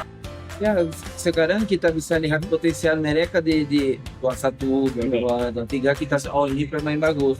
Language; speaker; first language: Indonesian; non-native, fluent; Portuguese